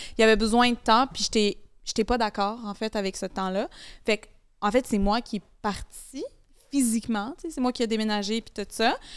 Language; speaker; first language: French; native; French